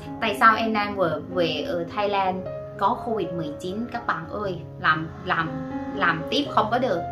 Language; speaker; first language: Vietnamese; non-native, learner; Thai